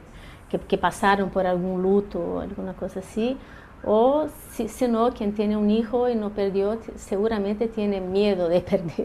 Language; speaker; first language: Spanish; early bilingual, heritage; Portuguese